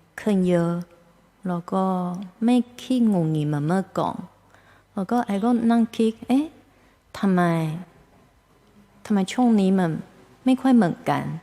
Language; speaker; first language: Thai; non-native, fluent; Chinese